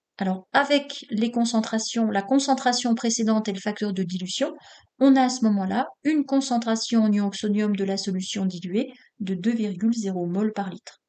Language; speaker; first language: French; native; French